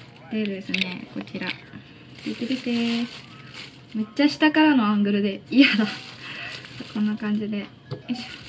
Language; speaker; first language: Japanese; early bilingual, heritage; Japanese